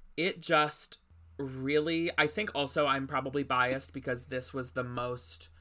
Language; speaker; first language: English; native; English